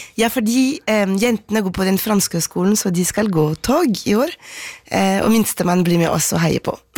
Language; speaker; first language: Norwegian; non-native, fluent; French